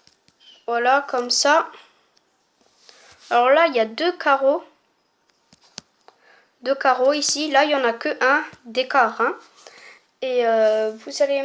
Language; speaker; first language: French; native; French